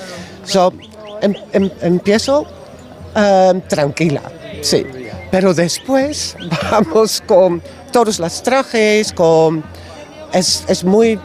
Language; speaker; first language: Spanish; non-native, learner; Dutch